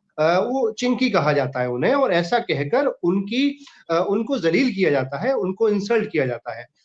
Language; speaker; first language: Hindi; native; Hindi